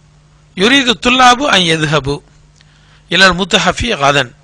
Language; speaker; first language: Arabic; non-native, fluent; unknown